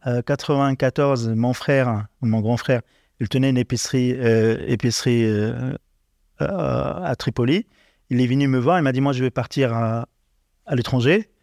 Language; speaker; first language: French; non-native, learner; Arabic